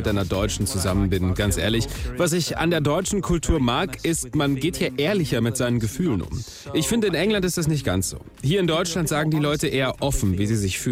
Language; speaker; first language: German; non-native, fluent; English